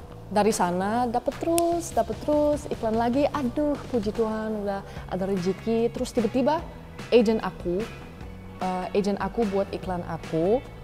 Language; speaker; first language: Indonesian; non-native, fluent; Dutch